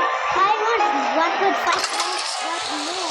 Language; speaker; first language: English; non-native, learner; Bangla